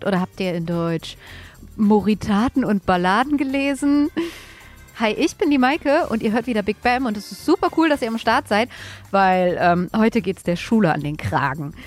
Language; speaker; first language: German; native; German